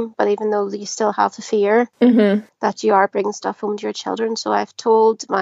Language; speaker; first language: English; native; English